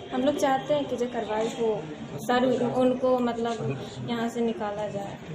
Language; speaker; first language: Hindi; non-native, local second language; Maithili